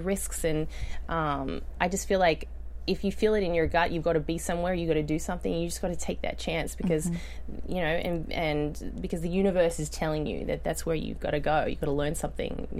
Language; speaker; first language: English; native; English